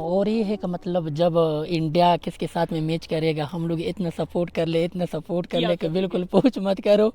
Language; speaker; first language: Hindi; non-native, learner; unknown